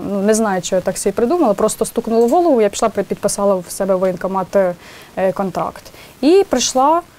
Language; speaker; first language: Ukrainian; native; Ukrainian